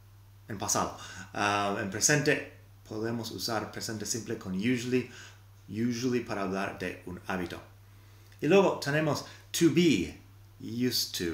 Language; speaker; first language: Spanish; non-native, fluent; English